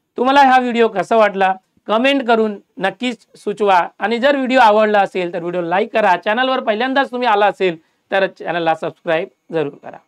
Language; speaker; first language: Marathi; native; Marathi